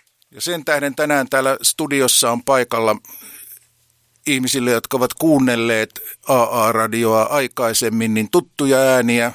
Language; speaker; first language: Finnish; native; Finnish